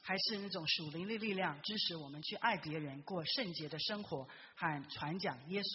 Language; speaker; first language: Chinese; native; Chinese